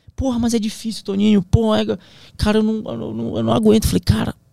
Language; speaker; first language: Portuguese; native; Portuguese